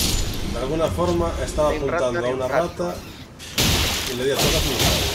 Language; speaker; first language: Spanish; native; Spanish